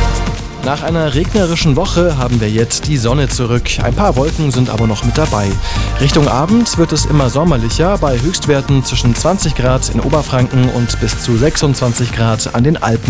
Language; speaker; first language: German; native; German